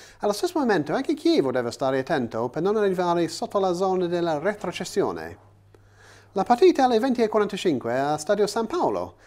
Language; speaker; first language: Italian; non-native, fluent; English